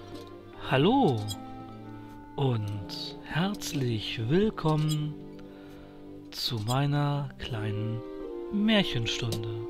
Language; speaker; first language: German; native; German